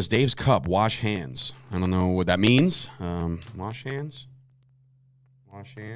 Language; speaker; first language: English; native; English